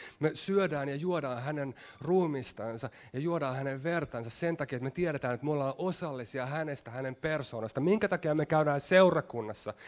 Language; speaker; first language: Finnish; native; Finnish